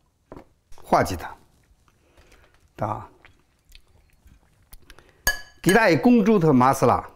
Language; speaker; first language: Russian; non-native, learner; Chinese